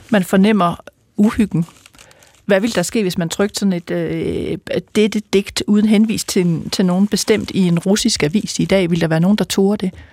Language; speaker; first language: Danish; native; Danish